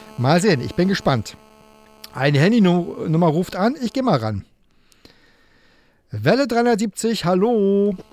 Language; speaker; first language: German; native; German